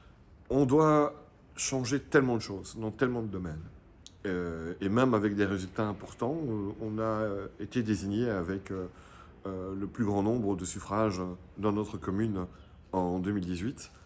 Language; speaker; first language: French; native; French